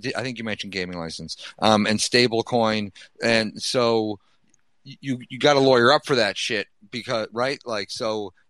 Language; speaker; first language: English; native; English